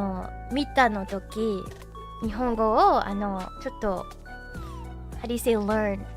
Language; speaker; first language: Japanese; non-native, learner; English